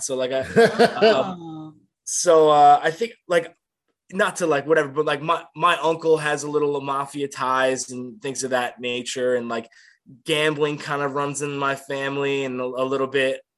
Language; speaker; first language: English; native; English